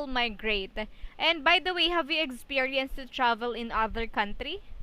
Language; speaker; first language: English; non-native, fluent; Filipino